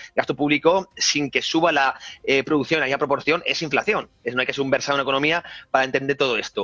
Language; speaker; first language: Spanish; native; Spanish